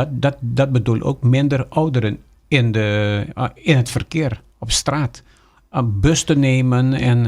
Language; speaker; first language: Dutch; non-native, local second language; Papiamento